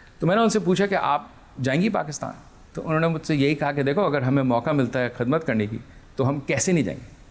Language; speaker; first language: Urdu; early bilingual, heritage; Urdu